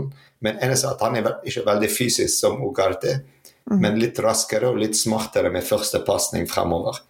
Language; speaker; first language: Norwegian; non-native, fluent; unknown